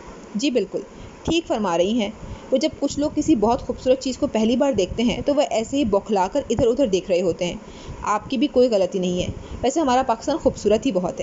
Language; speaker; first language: Urdu; native; Urdu